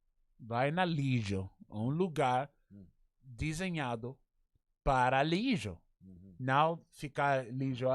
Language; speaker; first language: Portuguese; non-native, learner; English